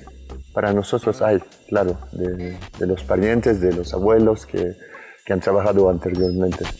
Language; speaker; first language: Spanish; non-native, fluent; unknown